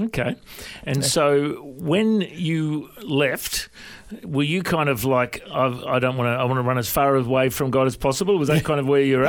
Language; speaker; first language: English; native; English